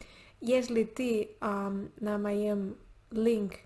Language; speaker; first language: Russian; non-native, learner; Spanish